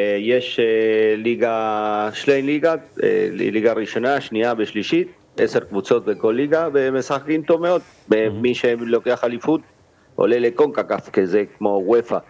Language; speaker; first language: Hebrew; non-native, fluent; Spanish